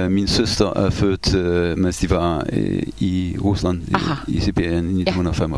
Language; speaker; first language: Danish; non-native, fluent; Polish